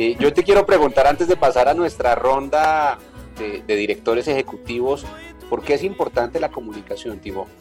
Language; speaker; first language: Spanish; native; Spanish